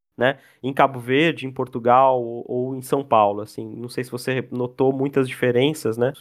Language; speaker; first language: Portuguese; native; Portuguese